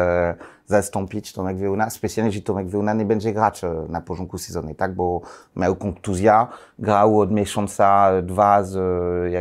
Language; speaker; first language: Polish; non-native, learner; French